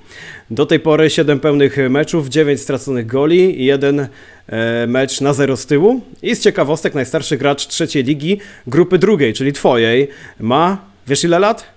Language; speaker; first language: Polish; native; Polish